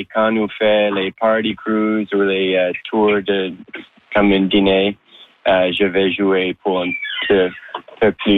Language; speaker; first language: French; non-native, learner; English